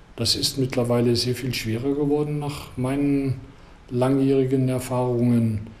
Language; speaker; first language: German; native; German